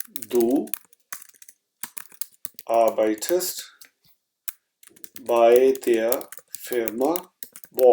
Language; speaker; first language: German; non-native, fluent; Urdu